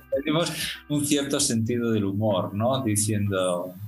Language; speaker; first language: Spanish; native; Spanish